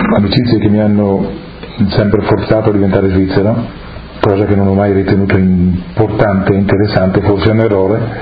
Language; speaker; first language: Italian; non-native, local second language; Friulian